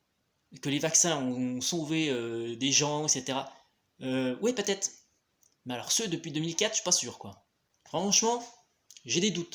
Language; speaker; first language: French; native; French